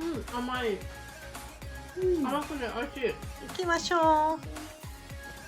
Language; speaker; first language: Japanese; non-native, learner; English